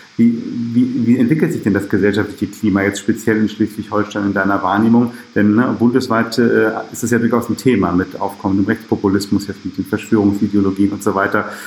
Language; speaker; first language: German; native; German